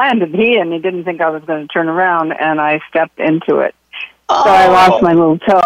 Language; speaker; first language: English; native; English